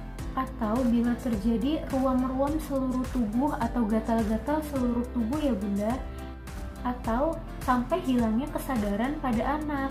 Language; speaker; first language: Indonesian; native; Indonesian